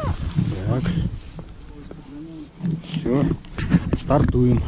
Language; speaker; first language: Russian; native; Russian